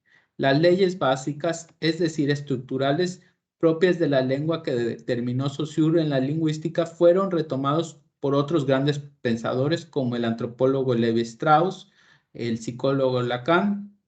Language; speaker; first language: Spanish; native; Spanish